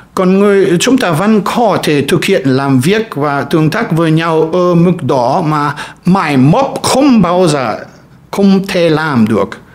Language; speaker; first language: Vietnamese; non-native, fluent; German